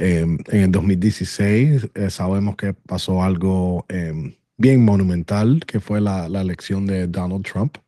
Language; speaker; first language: Spanish; early bilingual, other home language; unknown